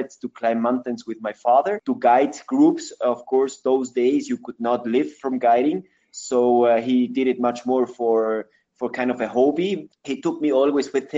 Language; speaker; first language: English; non-native, fluent; Spanish